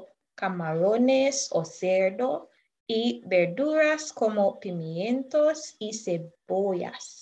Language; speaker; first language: Spanish; non-native, fluent; English